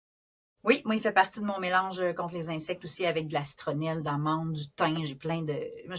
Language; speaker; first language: French; native; French